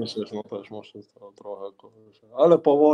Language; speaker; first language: Polish; non-native, learner; Spanish